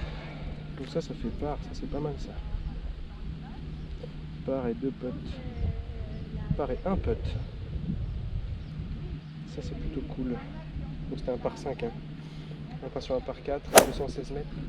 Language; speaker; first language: French; native; French